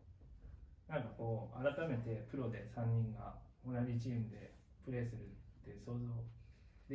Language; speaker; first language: Japanese; native; Japanese